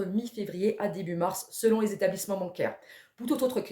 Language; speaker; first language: French; native; French